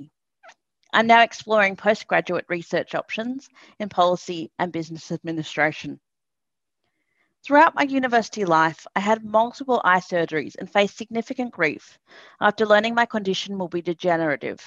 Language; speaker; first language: English; native; English